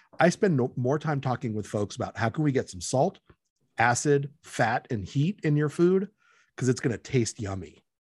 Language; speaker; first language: English; early bilingual, other home language; Spanish